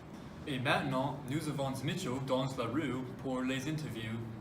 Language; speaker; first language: French; non-native, learner; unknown